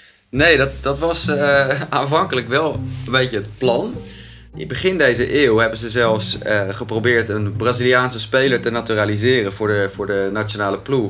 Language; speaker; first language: Dutch; native; Dutch